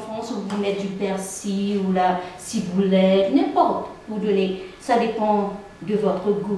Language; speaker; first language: French; non-native, fluent; Nepali